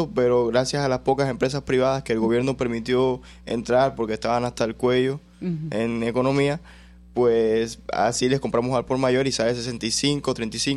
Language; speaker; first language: Spanish; native; Spanish